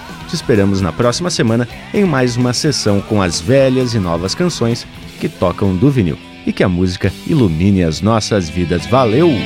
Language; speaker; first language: Portuguese; native; Portuguese